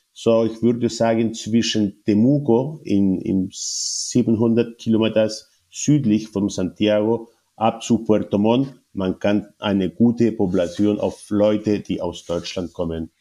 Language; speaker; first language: German; non-native, learner; Spanish